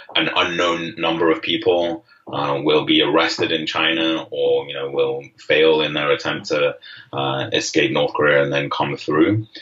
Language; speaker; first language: English; native; English